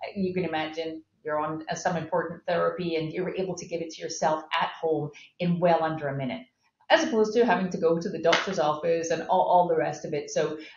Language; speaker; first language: English; native; English